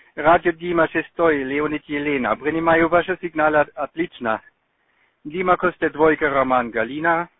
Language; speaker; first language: Russian; non-native, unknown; German